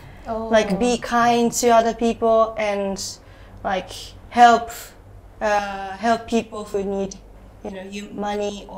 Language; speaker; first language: English; non-native, learner; Japanese